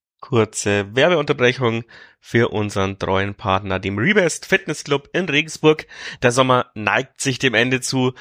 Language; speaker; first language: German; native; German